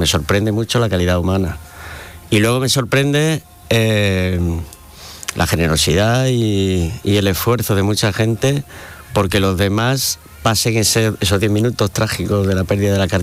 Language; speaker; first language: Spanish; native; Spanish